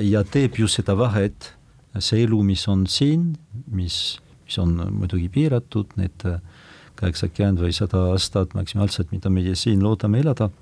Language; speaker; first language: Estonian; non-native, fluent; French